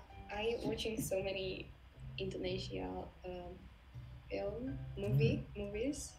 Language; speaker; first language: English; non-native, learner; Polish